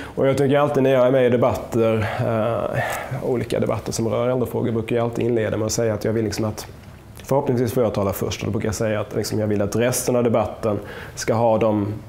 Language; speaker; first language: Swedish; native; Swedish